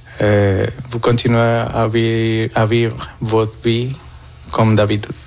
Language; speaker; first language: French; non-native, fluent; Spanish